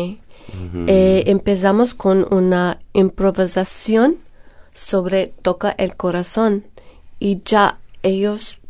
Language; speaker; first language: Spanish; non-native, fluent; English